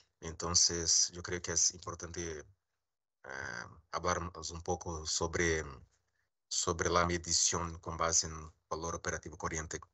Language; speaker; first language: Spanish; non-native, learner; Portuguese